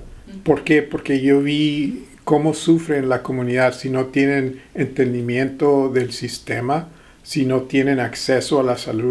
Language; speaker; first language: Spanish; early bilingual, heritage; Spanish